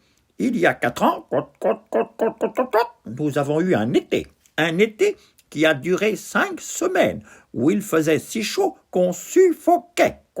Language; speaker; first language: French; native; French